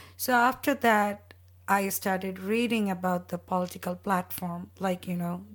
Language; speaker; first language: English; non-native, local second language; Bangla